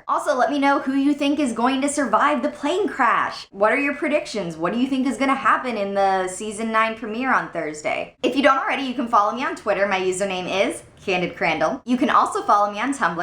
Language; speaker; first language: English; native; English